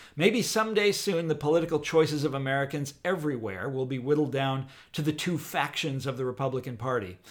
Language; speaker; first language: English; native; English